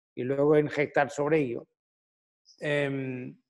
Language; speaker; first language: Spanish; non-native, fluent; Danish